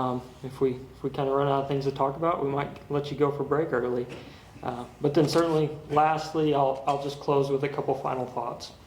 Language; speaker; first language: English; native; English